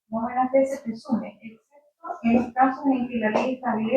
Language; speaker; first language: Spanish; native; Spanish